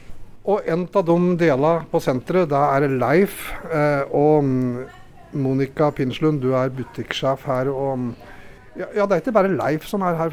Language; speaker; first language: Norwegian; native; Norwegian